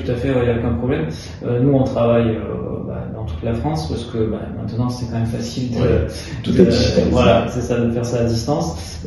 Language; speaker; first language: French; native; French